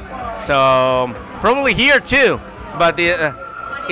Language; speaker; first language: English; non-native, learner; Spanish